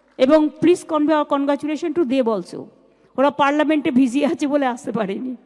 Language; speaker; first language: Bangla; native; Bangla